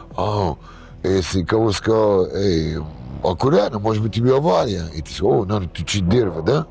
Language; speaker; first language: Russian; non-native, learner; English